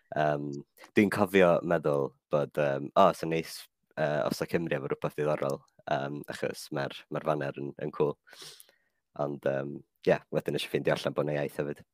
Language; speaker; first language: Welsh; non-native, fluent; Finnish